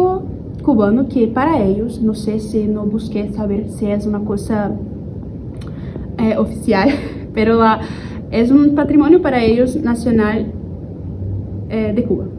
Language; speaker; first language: Spanish; non-native, learner; Portuguese